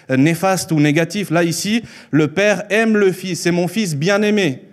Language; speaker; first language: French; early bilingual, other home language; Spanish